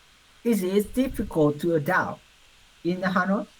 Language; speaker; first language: English; non-native, learner; Vietnamese